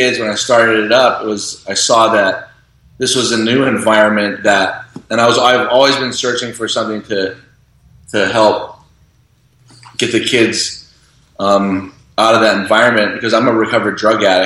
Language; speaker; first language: English; native; English